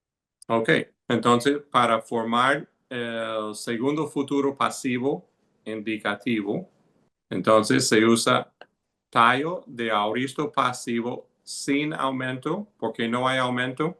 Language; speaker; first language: Spanish; non-native, fluent; English